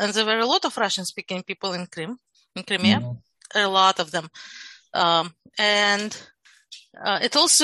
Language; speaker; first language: English; non-native, fluent; Russian